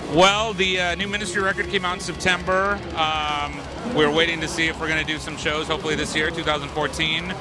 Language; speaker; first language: English; early bilingual, other home language; Spanish